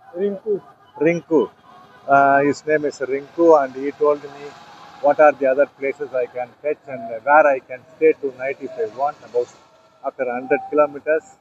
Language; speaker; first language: English; non-native, local second language; Tamil